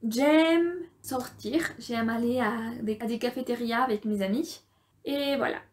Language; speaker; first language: French; non-native, fluent; Spanish